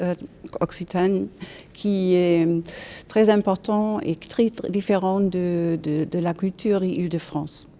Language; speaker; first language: French; non-native, fluent; German